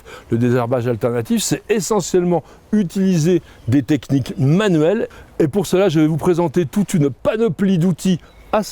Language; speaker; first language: French; native; French